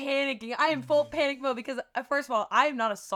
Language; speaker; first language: English; native; English